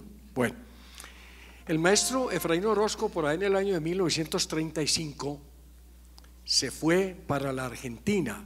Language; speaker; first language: Spanish; native; Spanish